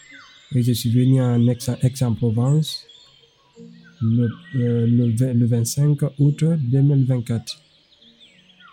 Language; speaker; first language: French; non-native, learner; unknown